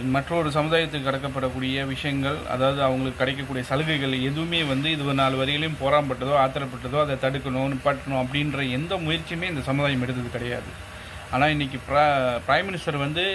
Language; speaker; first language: Tamil; early bilingual, heritage; Tamil